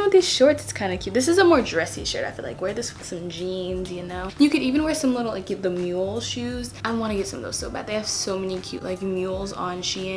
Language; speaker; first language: English; native; English